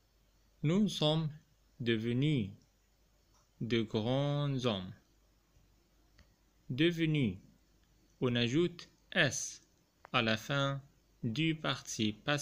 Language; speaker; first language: French; non-native, fluent; Arabic